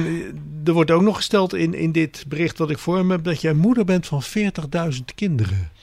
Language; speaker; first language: Dutch; native; Dutch